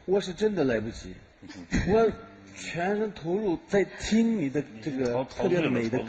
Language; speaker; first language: Chinese; non-native, local second language; Uyghur